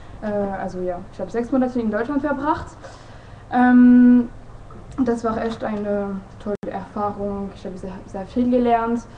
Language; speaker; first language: German; non-native, fluent; French